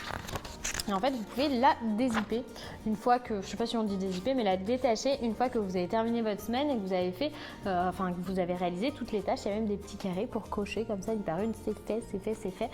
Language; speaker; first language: French; native; French